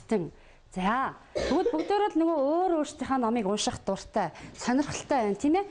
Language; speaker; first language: Mongolian; native; Mongolian